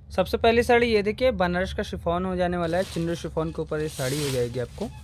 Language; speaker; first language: Hindi; native; Hindi